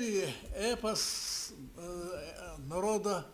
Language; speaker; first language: Russian; non-native, local second language; Yakut